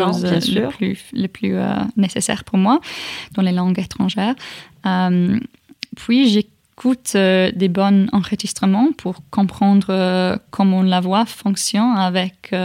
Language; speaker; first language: French; non-native, fluent; English